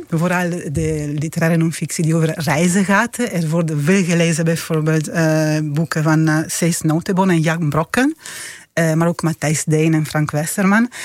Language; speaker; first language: Dutch; non-native, fluent; Italian